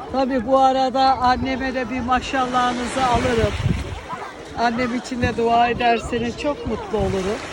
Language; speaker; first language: Turkish; native; Turkish